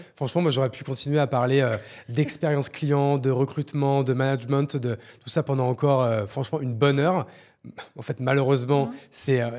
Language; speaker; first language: French; native; French